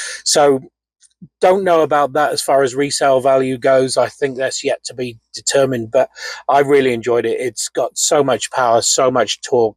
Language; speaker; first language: English; native; English